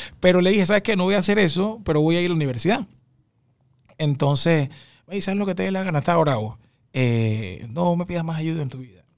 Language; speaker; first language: Spanish; native; Spanish